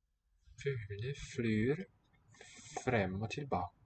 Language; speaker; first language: Norwegian; non-native, learner; English